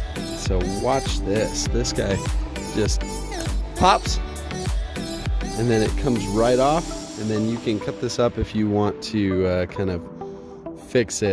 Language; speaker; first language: English; native; English